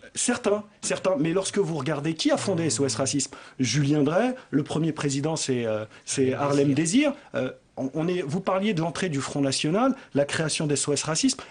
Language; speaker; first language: French; native; French